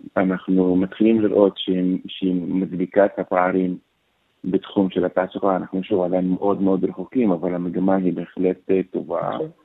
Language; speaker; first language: Hebrew; non-native, local second language; Arabic